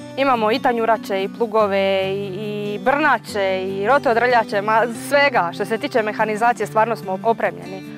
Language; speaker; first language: Croatian; native; Croatian